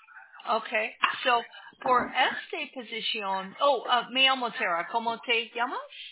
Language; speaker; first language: Spanish; non-native, learner; English